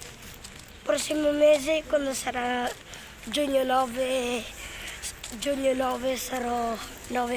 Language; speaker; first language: Italian; early bilingual, other home language; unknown